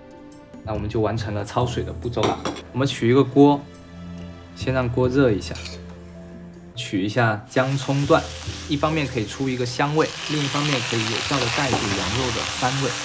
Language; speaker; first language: Chinese; native; Chinese